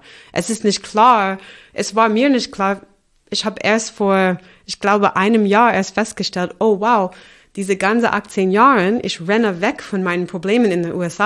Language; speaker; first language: German; non-native, fluent; English